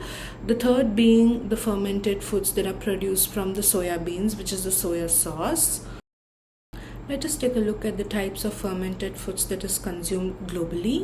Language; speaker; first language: English; non-native, local second language; Tamil